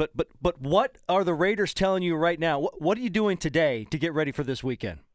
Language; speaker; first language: English; native; English